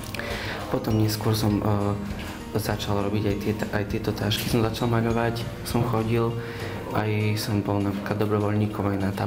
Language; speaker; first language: Slovak; non-native, learner; Ukrainian